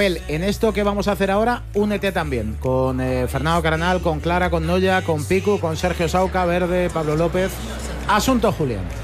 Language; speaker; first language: Spanish; native; Spanish